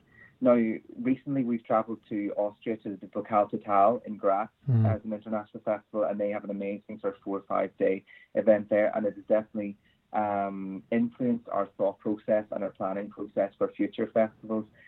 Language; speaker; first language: English; native; English